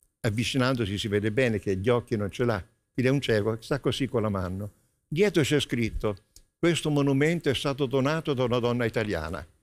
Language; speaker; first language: Italian; native; Italian